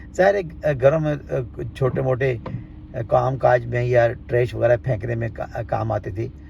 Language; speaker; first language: Urdu; native; Urdu